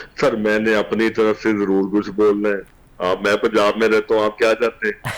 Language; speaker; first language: Urdu; non-native, local second language; Punjabi